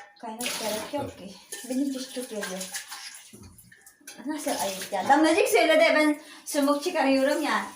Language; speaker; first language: Turkish; non-native, learner; Filipino